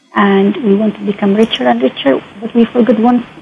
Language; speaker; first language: English; non-native, fluent; Arabic